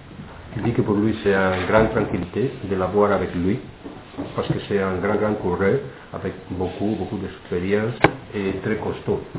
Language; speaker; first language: French; non-native, fluent; Spanish